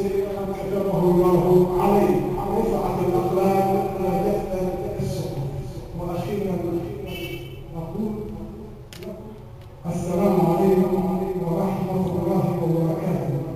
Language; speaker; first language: Arabic; native; Arabic